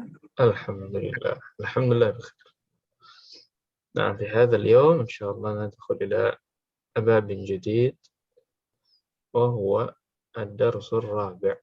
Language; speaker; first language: Arabic; non-native, fluent; Indonesian